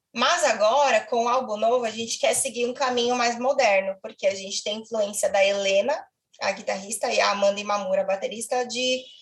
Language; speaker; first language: Portuguese; native; Portuguese